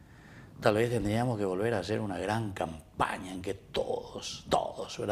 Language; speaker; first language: Spanish; native; Spanish